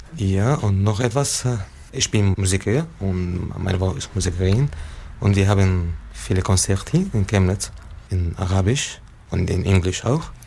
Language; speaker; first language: German; non-native, learner; Arabic